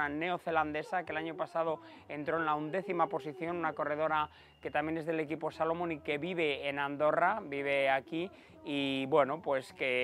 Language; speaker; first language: Spanish; native; Spanish